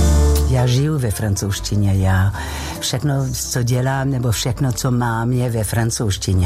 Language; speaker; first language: Czech; non-native, fluent; French